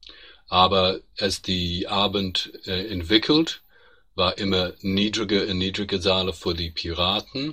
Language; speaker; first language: German; non-native, learner; English